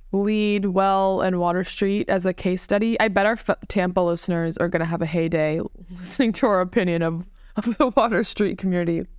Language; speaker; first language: English; native; English